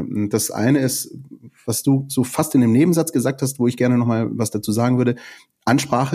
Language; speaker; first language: German; native; German